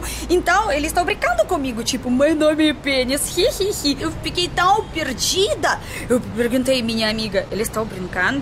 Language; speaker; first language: Portuguese; non-native, fluent; Russian